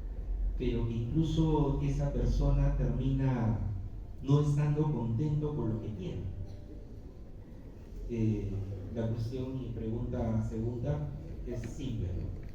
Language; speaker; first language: Spanish; native; Spanish